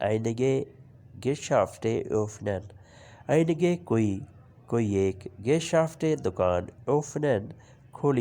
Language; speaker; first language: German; non-native, fluent; Urdu